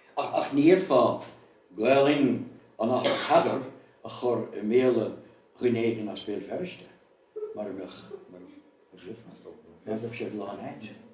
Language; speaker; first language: Irish; native; Irish